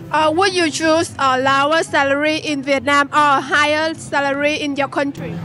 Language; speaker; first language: English; non-native, learner; Vietnamese